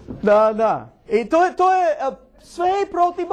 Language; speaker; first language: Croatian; non-native, learner; English